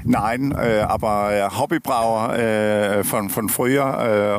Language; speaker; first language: German; non-native, learner; Danish